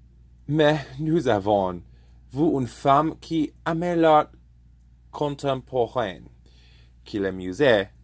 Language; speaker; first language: French; non-native, learner; English